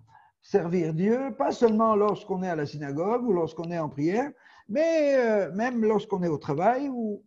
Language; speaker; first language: French; native; French